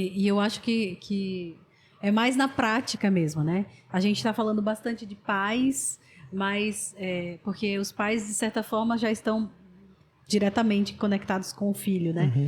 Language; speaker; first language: Portuguese; native; Portuguese